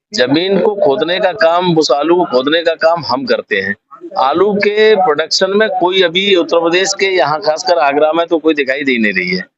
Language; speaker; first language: Hindi; native; Hindi